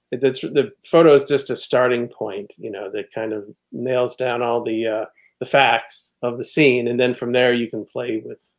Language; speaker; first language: English; native; English